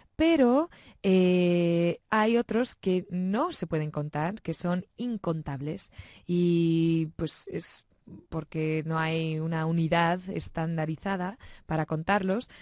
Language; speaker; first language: Spanish; native; Spanish